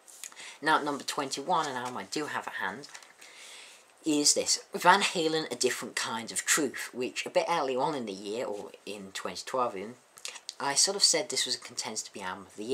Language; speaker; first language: English; native; English